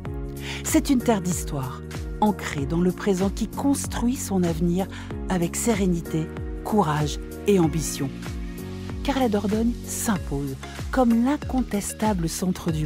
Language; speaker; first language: French; native; French